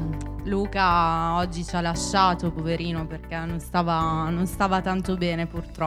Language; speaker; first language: Italian; native; Italian